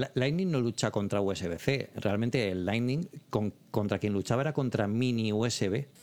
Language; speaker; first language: Spanish; native; Spanish